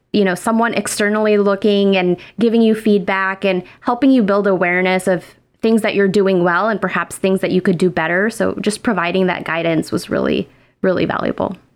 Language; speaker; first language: English; non-native, local second language; Filipino